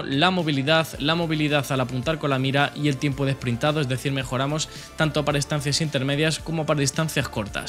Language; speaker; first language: Spanish; native; Spanish